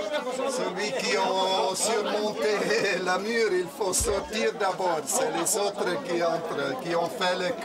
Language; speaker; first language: French; non-native, learner; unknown